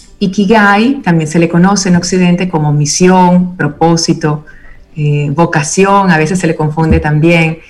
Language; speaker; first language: Spanish; native; Spanish